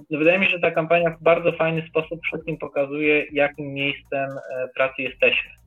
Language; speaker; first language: Polish; native; Polish